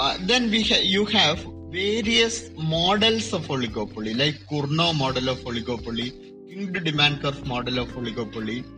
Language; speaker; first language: English; non-native, local second language; Malayalam